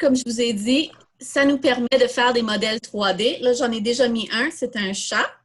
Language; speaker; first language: French; native; French